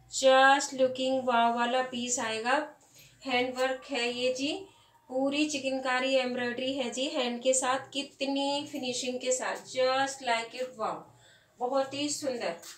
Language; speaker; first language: Hindi; native; Hindi